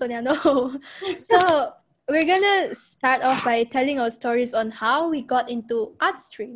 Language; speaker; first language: English; non-native, local second language; Malay